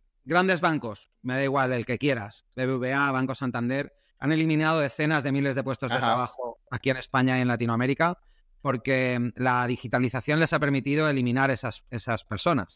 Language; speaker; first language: Spanish; native; Spanish